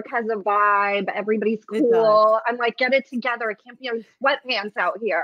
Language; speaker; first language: English; early bilingual, other home language; Russian